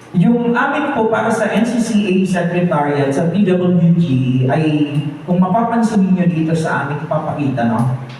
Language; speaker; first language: Filipino; non-native, local second language; Bikol